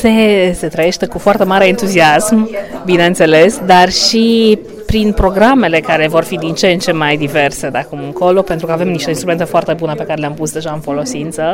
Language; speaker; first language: Romanian; native; Romanian